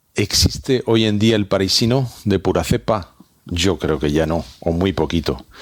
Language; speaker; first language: Spanish; non-native, fluent; French